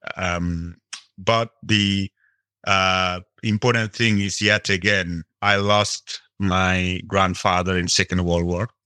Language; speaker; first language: English; non-native, local second language; Nepali